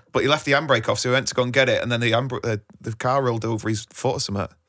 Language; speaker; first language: English; native; English